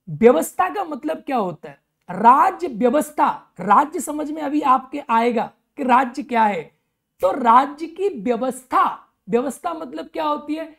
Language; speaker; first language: Hindi; native; Hindi